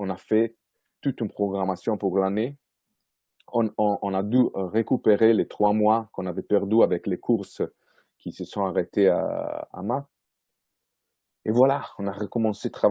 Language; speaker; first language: French; non-native, fluent; Italian